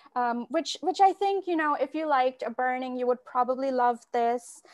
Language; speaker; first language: English; non-native, local second language; Bangla